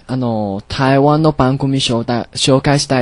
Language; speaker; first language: Japanese; non-native, learner; Chinese